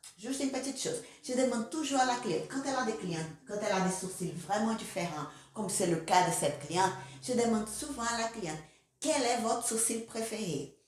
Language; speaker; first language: French; non-native, fluent; Portuguese